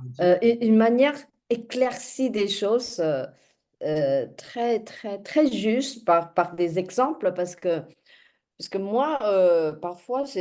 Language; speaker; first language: French; non-native, fluent; Chinese